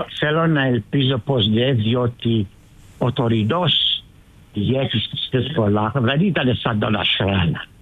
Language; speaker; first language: Greek; early bilingual, heritage; Greek